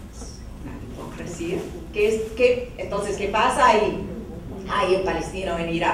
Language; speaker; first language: Spanish; non-native, learner; English